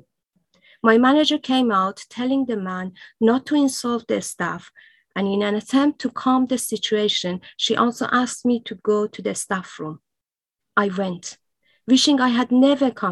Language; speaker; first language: English; non-native, fluent; Persian